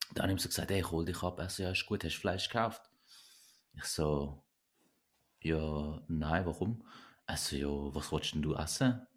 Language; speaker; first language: German; native; German